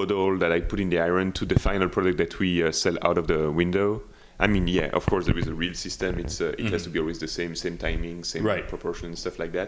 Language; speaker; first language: English; non-native, fluent; French